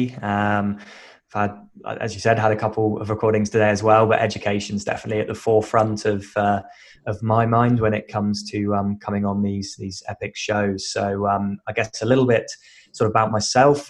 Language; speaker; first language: English; native; English